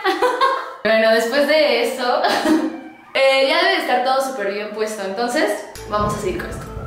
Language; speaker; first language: Spanish; native; Spanish